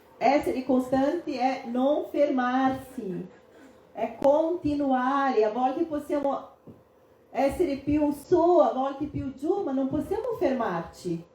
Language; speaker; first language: Italian; non-native, fluent; Portuguese